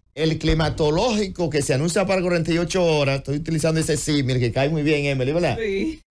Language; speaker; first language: Spanish; native; Spanish